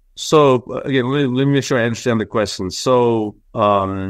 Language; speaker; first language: English; non-native, local second language; Nepali